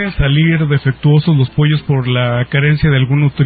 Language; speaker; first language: Spanish; native; Spanish